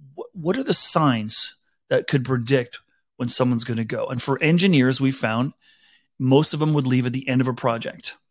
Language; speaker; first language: English; native; English